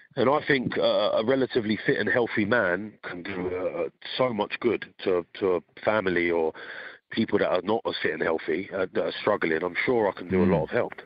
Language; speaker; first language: English; native; English